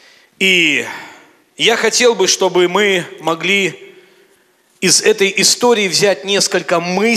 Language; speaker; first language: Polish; non-native, learner; Russian